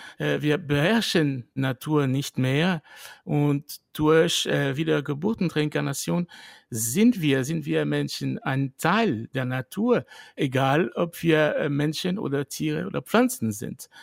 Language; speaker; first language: German; non-native, fluent; French